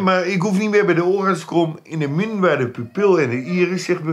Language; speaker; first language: Dutch; native; Dutch